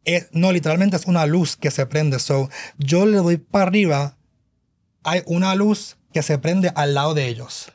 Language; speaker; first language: Spanish; native; Spanish